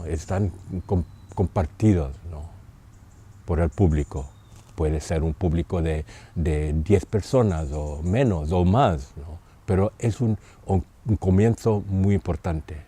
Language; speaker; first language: Spanish; non-native, fluent; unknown